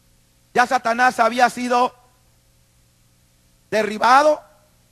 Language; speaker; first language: Spanish; native; Spanish